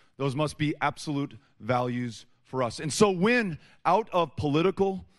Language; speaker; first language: English; native; English